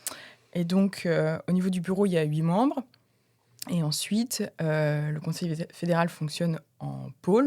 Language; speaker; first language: French; native; French